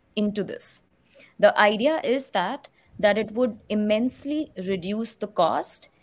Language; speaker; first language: English; non-native, local second language; Hindi